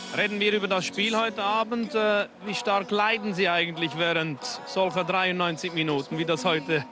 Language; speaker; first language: German; native; German